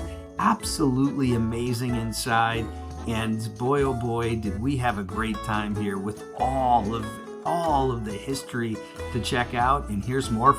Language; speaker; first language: English; native; English